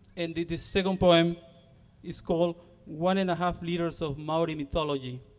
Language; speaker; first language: English; non-native, fluent; Spanish